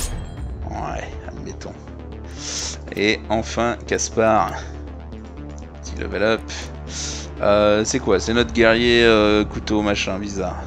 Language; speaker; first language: French; native; French